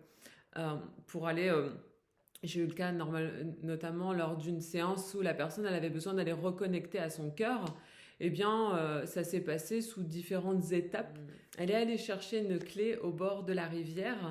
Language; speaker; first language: French; native; French